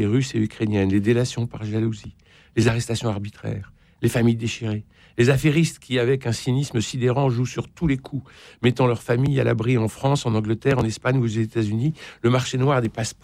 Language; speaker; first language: French; native; French